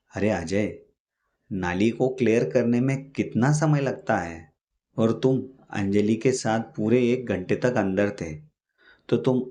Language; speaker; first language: Hindi; non-native, local second language; Marathi